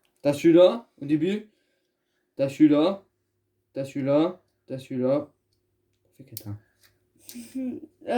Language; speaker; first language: French; native; French